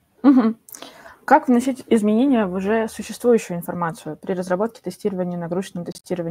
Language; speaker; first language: Russian; native; Russian